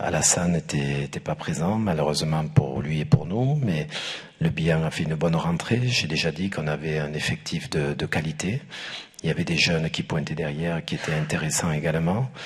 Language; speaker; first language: French; native; French